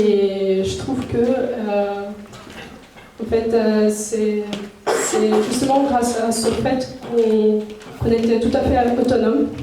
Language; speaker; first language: French; non-native, fluent; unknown